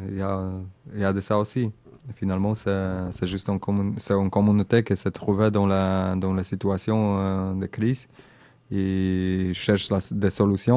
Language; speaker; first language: French; non-native, learner; Indonesian